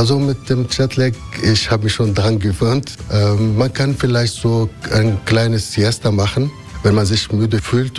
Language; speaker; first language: German; non-native, fluent; Arabic